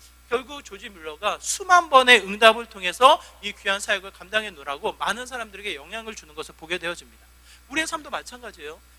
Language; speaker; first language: Korean; native; Korean